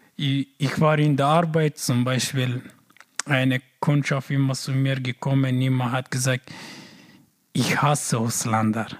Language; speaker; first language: German; non-native, learner; Persian